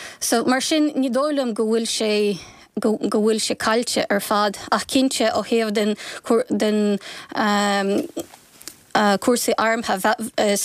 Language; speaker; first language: Irish; non-native, fluent; Ukrainian